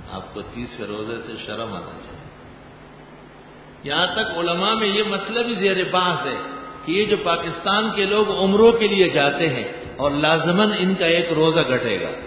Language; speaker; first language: Urdu; non-native, local second language; Pashto